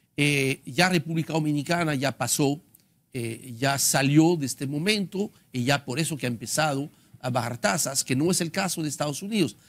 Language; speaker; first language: Spanish; non-native, fluent; French